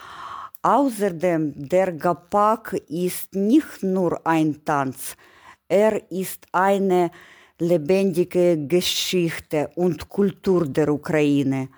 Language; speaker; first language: German; non-native, learner; Ukrainian